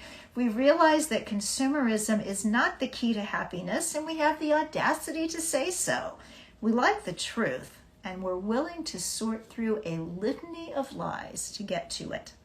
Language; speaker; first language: English; native; English